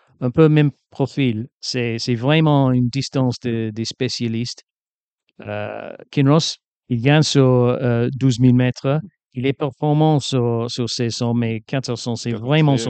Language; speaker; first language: French; non-native, fluent; English